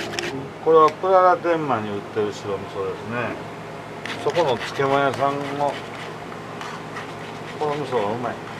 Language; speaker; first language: Japanese; native; Japanese